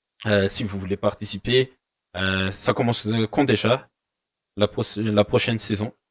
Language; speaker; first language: French; non-native, local second language; Malagasy